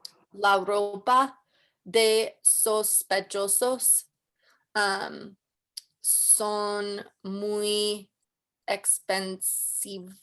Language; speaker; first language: Spanish; non-native, learner; English